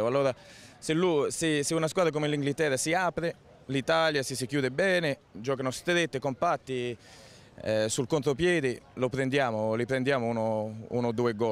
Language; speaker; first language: Italian; early bilingual, heritage; Italian